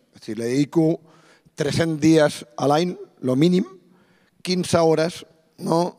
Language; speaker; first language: Spanish; non-native, local second language; Catalan